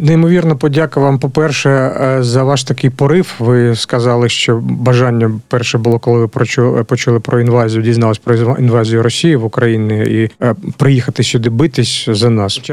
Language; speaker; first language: Ukrainian; native; Ukrainian